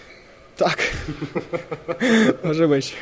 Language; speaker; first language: Polish; non-native, learner; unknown